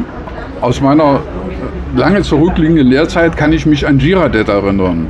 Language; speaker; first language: German; native; German